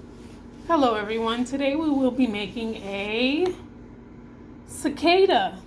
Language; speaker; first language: English; native; English